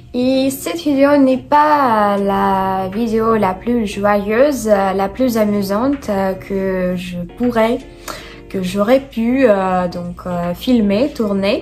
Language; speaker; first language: French; non-native, fluent; Russian